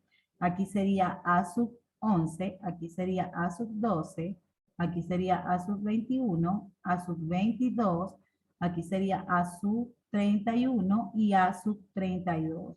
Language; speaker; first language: Spanish; native; Spanish